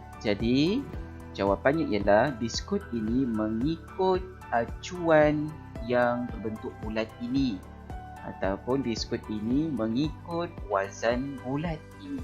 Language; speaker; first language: Malay; native; Malay